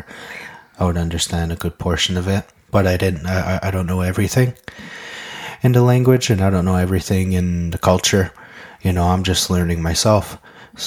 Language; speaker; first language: English; non-native, fluent; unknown